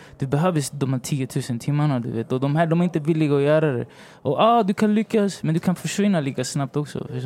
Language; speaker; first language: Swedish; early bilingual, other home language; Spanish